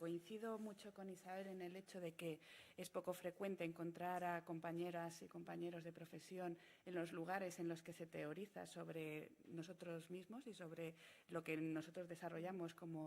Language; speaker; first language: Spanish; native; Spanish